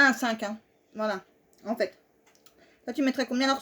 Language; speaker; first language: French; native; French